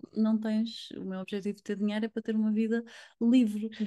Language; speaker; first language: Portuguese; native; Portuguese